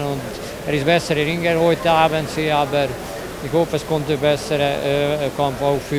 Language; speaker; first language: German; non-native, learner; Hungarian